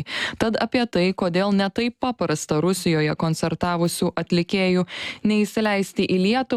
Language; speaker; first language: Lithuanian; native; Lithuanian